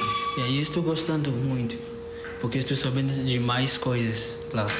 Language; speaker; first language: Portuguese; non-native, fluent; Akan